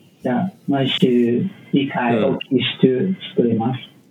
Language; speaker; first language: Japanese; non-native, learner; English